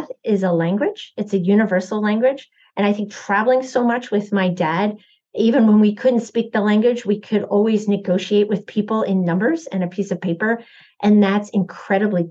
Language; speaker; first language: English; native; English